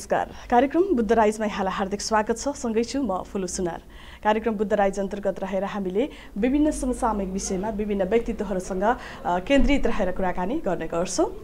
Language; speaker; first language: Nepali; native; Nepali